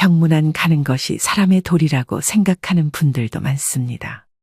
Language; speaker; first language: Korean; native; Korean